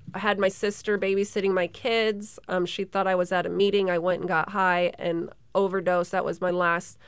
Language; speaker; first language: English; native; English